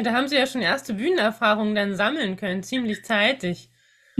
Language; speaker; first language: German; native; German